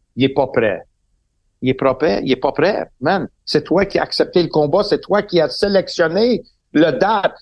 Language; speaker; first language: French; non-native, local second language; English